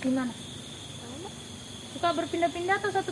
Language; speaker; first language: Indonesian; native; Indonesian